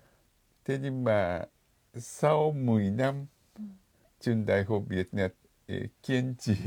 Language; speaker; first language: Vietnamese; non-native, fluent; Japanese